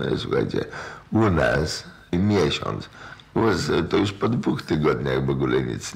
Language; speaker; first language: Polish; native; Polish